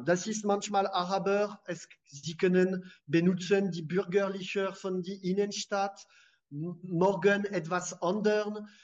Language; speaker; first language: German; non-native, fluent; French